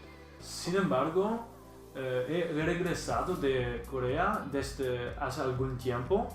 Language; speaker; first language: Spanish; non-native, learner; Dutch